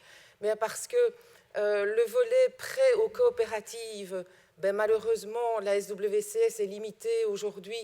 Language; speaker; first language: French; native; French